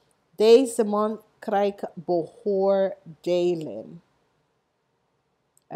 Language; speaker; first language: Dutch; non-native, learner; English